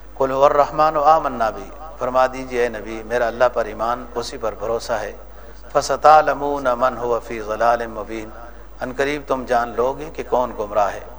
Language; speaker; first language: Urdu; non-native, local second language; Punjabi